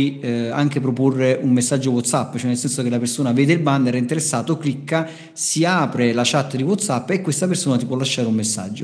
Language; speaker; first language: Italian; native; Italian